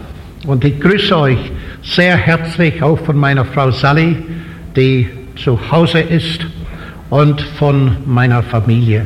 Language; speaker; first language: German; non-native, fluent; English